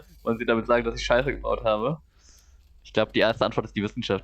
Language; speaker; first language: German; native; German